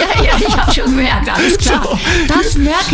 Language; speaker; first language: German; native; German